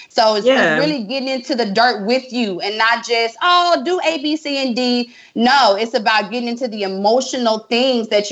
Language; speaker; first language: English; native; English